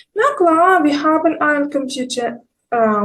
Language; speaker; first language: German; non-native, fluent; Ukrainian